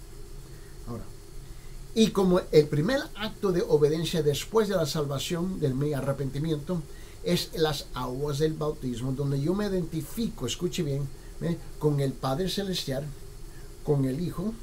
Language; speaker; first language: Spanish; early bilingual, heritage; Spanish